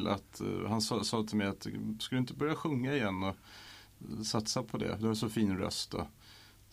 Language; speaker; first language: Swedish; native; Swedish